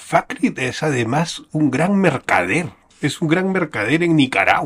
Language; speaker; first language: Spanish; native; Spanish